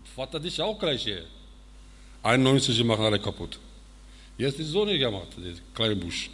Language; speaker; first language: German; non-native, learner; Turkish